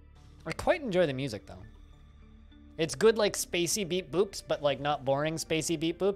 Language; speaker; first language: English; native; English